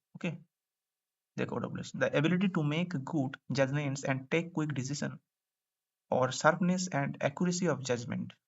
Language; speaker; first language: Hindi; non-native, local second language; Bangla